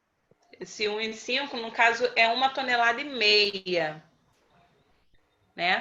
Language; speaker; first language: Portuguese; native; Portuguese